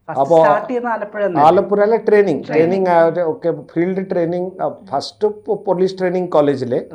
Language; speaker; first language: Malayalam; non-native, local second language; Odia